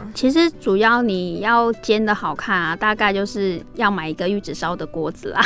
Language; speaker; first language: Chinese; native; Chinese